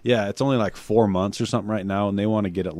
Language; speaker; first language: English; native; English